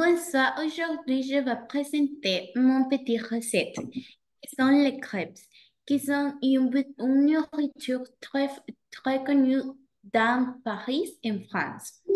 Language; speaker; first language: French; non-native, learner; Spanish